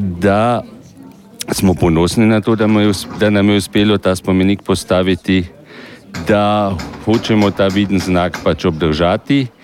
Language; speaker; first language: Slovenian; native; Slovenian